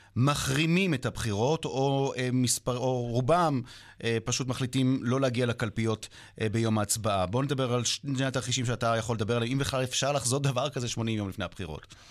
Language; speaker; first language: Hebrew; native; Hebrew